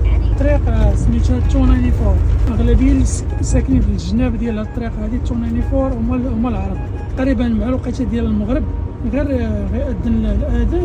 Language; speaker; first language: Arabic; native; Arabic